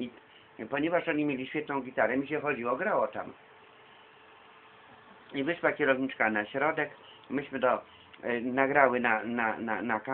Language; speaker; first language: Polish; native; Polish